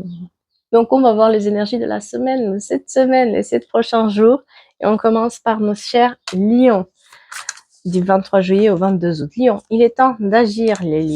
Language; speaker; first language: French; native; French